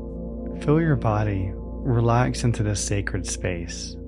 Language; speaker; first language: English; native; English